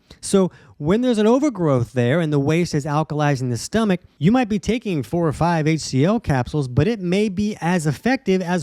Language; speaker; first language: English; native; English